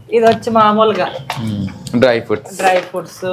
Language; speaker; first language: Telugu; native; Telugu